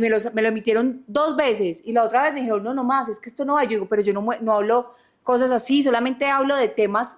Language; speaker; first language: Spanish; native; Spanish